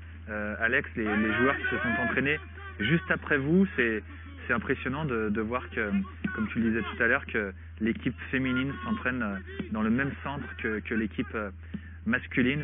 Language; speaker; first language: French; native; French